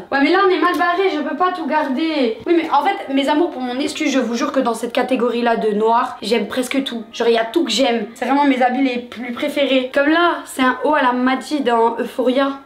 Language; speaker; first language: French; native; French